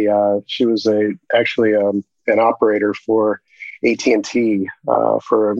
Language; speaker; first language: English; native; English